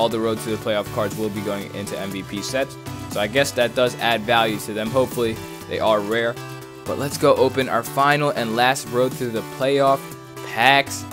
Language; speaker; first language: English; native; English